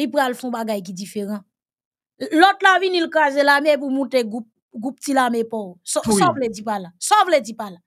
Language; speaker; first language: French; non-native, local second language; Haitian Creole